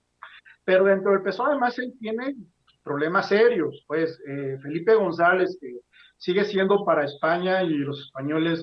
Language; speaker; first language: Spanish; native; Spanish